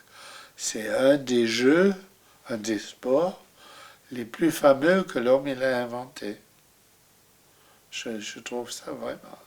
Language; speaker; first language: French; non-native, fluent; German